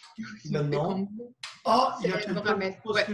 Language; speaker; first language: French; native; French